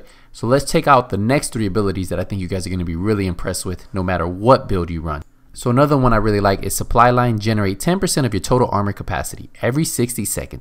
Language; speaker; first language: English; native; English